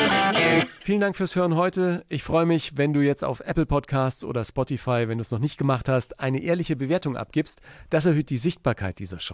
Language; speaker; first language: German; native; German